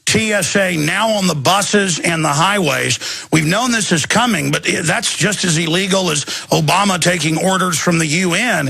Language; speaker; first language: English; native; English